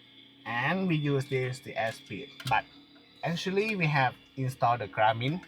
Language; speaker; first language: English; non-native, learner; Thai